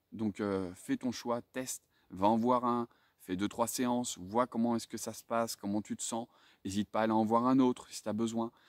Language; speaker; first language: French; native; French